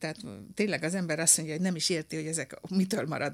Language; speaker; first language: Hungarian; native; Hungarian